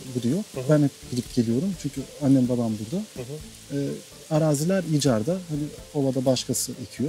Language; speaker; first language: Turkish; native; Turkish